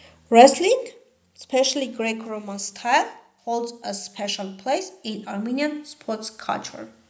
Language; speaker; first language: English; non-native, fluent; Armenian